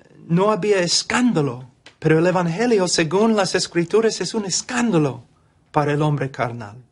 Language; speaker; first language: Spanish; non-native, fluent; English